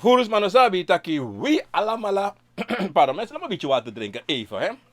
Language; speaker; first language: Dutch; non-native, local second language; Sranan Tongo